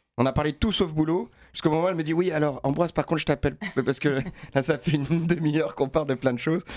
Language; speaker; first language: French; native; French